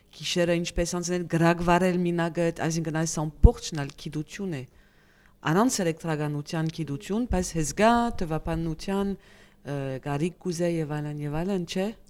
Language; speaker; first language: Armenian; early bilingual, heritage; Armenian